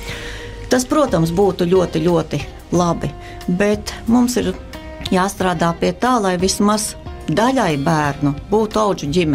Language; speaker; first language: Latvian; native; Latvian